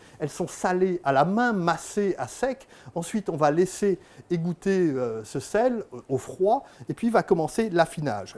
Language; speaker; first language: French; native; French